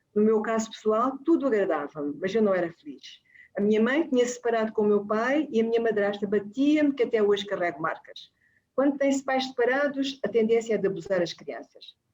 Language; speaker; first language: Portuguese; native; Portuguese